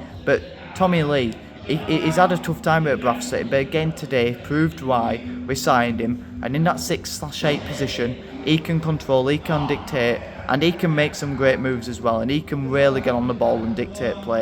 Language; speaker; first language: English; native; English